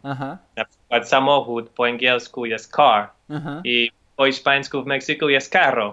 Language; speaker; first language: Polish; non-native, learner; English